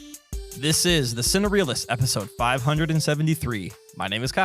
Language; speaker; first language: English; native; English